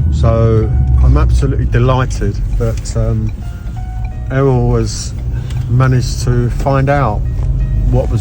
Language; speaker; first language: English; native; English